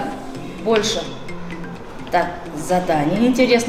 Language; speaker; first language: Russian; non-native, local second language; Kazakh